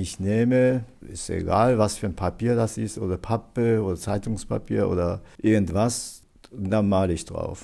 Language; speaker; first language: German; non-native, fluent; Japanese